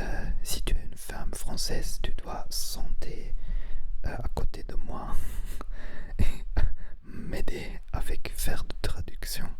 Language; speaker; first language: French; non-native, learner; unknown